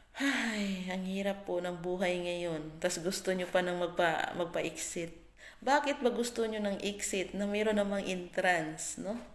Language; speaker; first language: Filipino; non-native, local second language; Cebuano